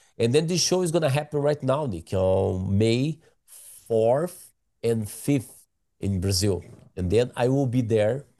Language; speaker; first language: English; non-native, learner; Portuguese